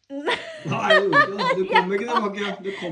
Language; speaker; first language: Norwegian; native; Norwegian